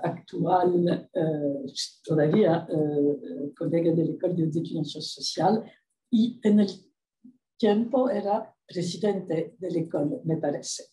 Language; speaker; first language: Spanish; non-native, fluent; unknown